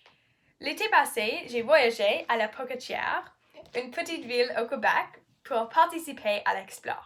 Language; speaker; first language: French; non-native, learner; English